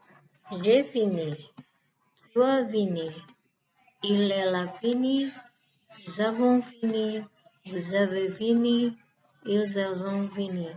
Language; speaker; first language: French; non-native, fluent; Indonesian